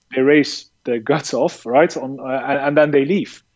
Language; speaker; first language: English; non-native, fluent; Dutch